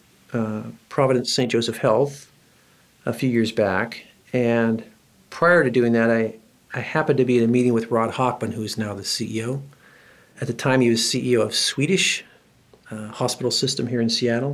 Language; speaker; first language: English; native; English